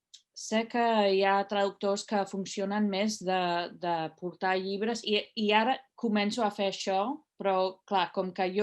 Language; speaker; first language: Catalan; non-native, fluent; English